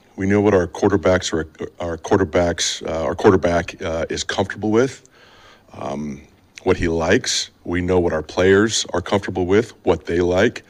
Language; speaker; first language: English; native; English